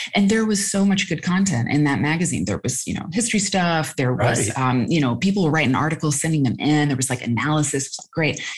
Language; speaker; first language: English; native; English